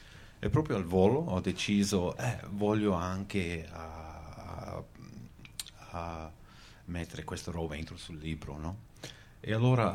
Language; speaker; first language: Italian; early bilingual, heritage; Venetian